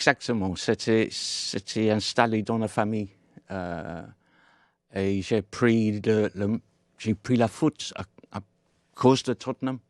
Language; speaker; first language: French; non-native, fluent; English